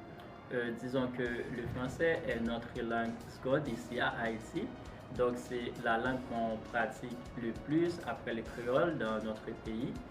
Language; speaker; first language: French; non-native, local second language; Haitian Creole